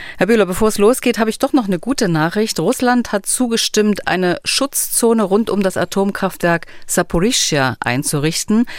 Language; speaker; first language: German; native; German